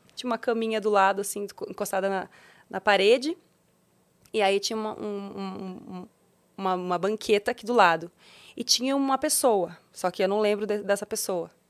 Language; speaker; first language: Portuguese; native; Portuguese